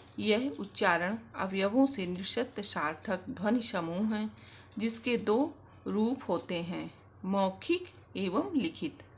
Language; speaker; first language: Hindi; native; Hindi